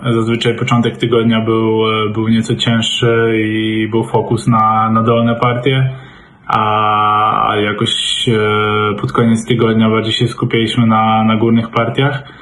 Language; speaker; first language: Polish; native; Polish